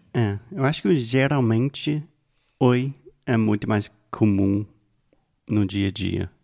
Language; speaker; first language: Portuguese; non-native, fluent; English